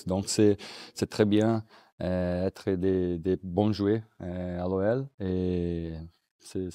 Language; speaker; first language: French; non-native, learner; Portuguese